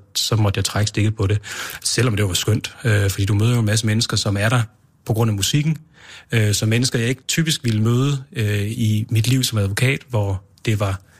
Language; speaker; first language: Danish; native; Danish